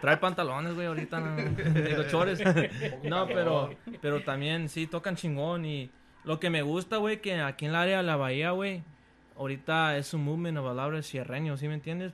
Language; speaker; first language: Spanish; early bilingual, heritage; Spanish